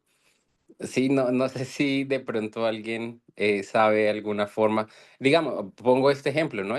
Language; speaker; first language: Spanish; native; Spanish